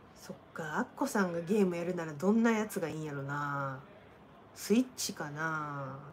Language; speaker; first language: Japanese; native; Japanese